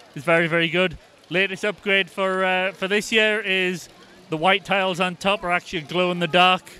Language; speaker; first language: English; native; English